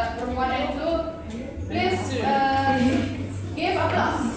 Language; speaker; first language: English; non-native, learner; Indonesian